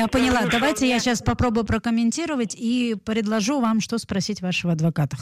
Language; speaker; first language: Russian; native; Russian